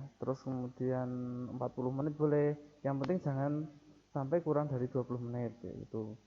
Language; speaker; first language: Indonesian; native; Indonesian